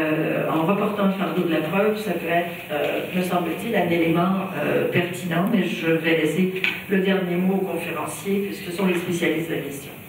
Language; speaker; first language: French; native; French